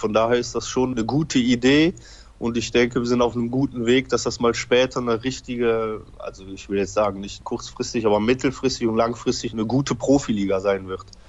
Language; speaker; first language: German; early bilingual, other home language; Polish